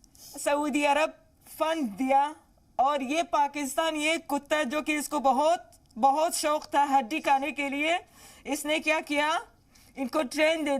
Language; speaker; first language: Hindi; non-native, learner; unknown